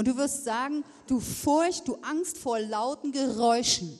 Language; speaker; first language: German; native; German